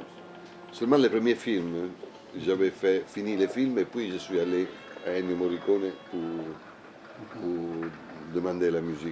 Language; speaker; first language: French; non-native, learner; Italian